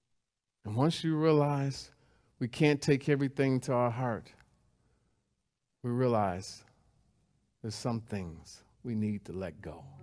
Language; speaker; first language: English; native; English